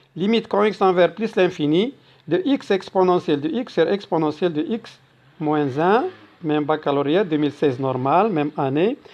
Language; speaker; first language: French; non-native, local second language; Arabic